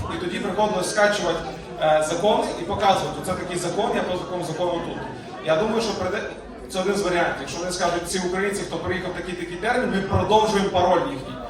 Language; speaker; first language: Ukrainian; native; Ukrainian